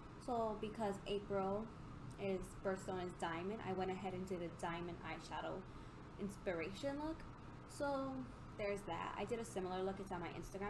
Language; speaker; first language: English; native; English